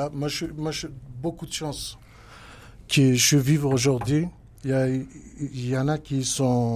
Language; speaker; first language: French; non-native, learner; Kurdish